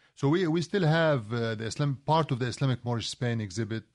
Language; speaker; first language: English; non-native, fluent; Arabic